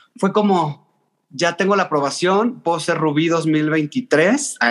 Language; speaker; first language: Spanish; native; Spanish